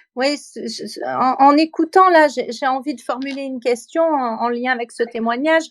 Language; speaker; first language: French; native; French